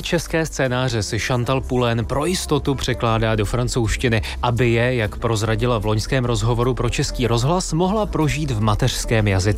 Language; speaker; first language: Czech; native; Czech